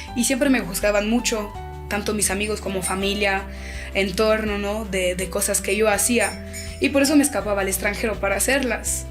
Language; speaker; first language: Spanish; non-native, fluent; French